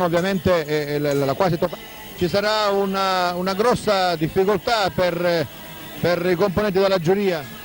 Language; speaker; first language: Italian; native; Italian